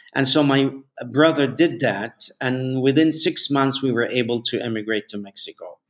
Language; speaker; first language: English; non-native, fluent; Arabic